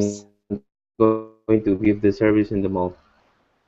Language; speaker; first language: English; non-native, learner; Spanish